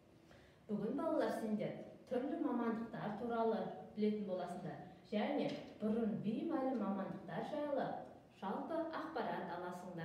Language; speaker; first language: Kazakh; native; Kazakh